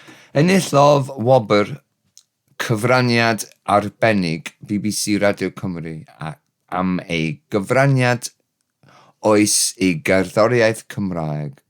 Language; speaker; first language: Welsh; non-native, learner; English